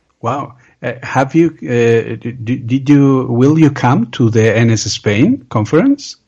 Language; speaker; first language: English; non-native, learner; Spanish